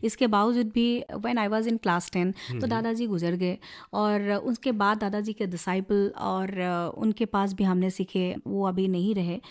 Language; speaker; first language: Hindi; non-native, local second language; Assamese